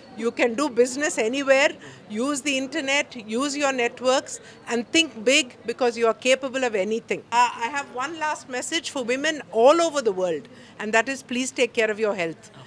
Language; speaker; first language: English; non-native, local second language; Telugu